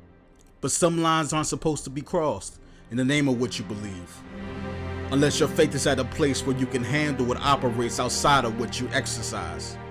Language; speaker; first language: English; native; English